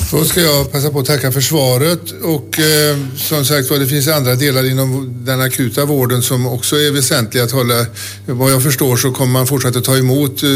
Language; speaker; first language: Swedish; native; Swedish